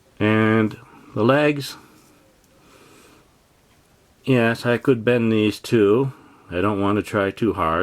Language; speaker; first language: English; native; English